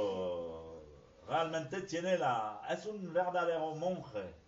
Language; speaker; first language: Spanish; non-native, fluent; French